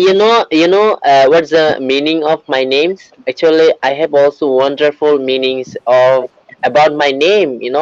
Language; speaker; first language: English; non-native, learner; Bangla